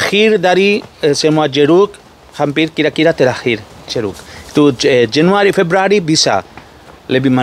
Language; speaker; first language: Indonesian; non-native, learner; Spanish